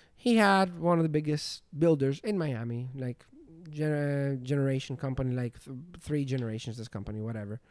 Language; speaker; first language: English; non-native, fluent; Greek